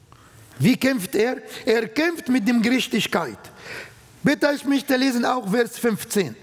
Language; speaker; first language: German; non-native, fluent; Arabic